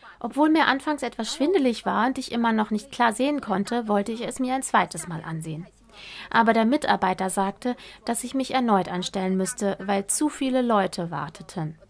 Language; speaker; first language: German; non-native, fluent; Chinese